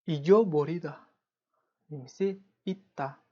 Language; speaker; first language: Korean; non-native, fluent; Kazakh